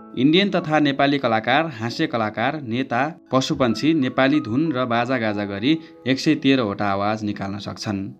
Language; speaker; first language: Nepali; native; Nepali